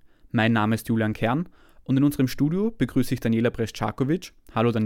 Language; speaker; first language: German; native; German